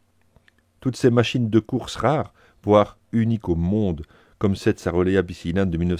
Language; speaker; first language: French; native; French